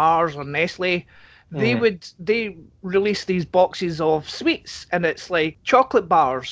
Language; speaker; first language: English; native; English